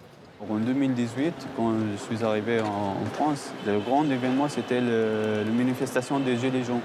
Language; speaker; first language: French; non-native, learner; Arabic